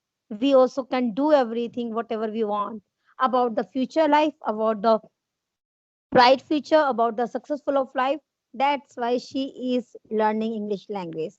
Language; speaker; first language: English; non-native, learner; Hindi